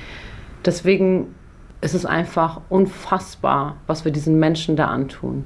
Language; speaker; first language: German; early bilingual, other home language; Persian